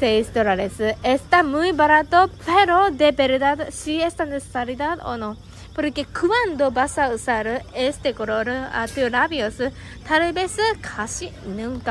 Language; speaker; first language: Spanish; non-native, learner; Japanese